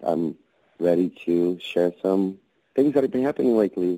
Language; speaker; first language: English; non-native, fluent; Portuguese